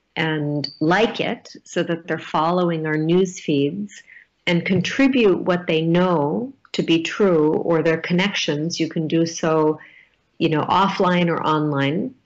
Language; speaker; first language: English; native; English